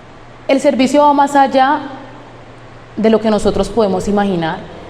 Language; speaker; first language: Spanish; native; Spanish